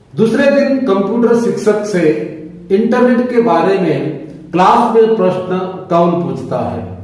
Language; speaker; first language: Hindi; non-native, local second language; Kannada